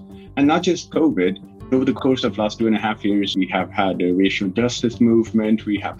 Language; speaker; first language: English; non-native, local second language; Punjabi